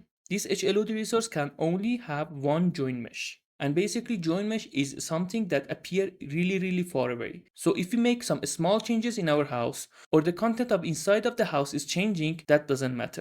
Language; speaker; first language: English; non-native, fluent; Persian